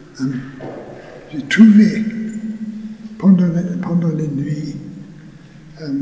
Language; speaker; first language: French; non-native, learner; English